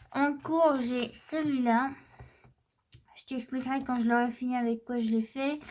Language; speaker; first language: French; native; French